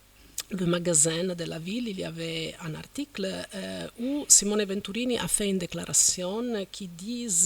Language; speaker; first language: French; non-native, fluent; Italian